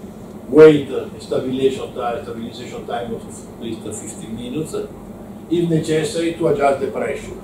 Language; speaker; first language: English; non-native, learner; Italian